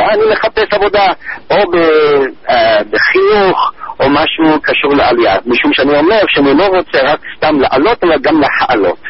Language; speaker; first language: Hebrew; non-native, fluent; English